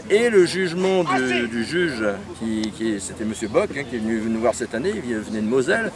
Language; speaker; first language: French; native; French